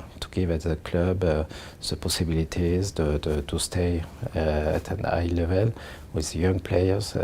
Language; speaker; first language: English; non-native, learner; French